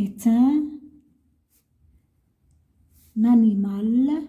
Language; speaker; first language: French; non-native, local second language; Arabic